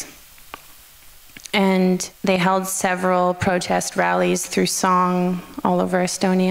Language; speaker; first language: English; native; English